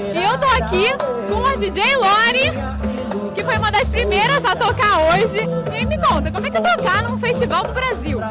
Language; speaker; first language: Portuguese; native; Portuguese